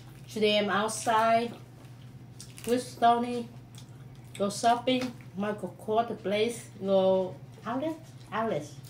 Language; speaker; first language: English; non-native, learner; Vietnamese